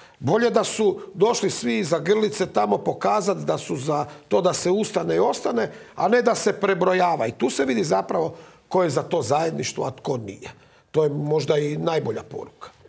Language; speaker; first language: Croatian; native; Croatian